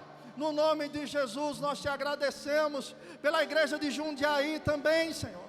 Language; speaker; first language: Portuguese; native; Portuguese